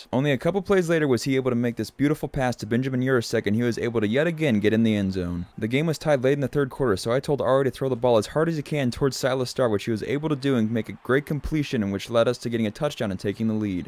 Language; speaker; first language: English; native; English